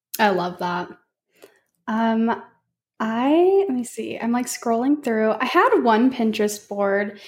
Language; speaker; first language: English; native; English